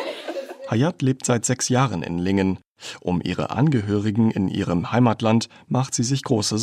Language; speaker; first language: German; native; German